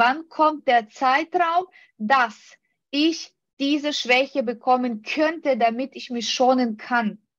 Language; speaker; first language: German; non-native, fluent; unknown